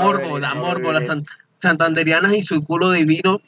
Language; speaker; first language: Spanish; native; Spanish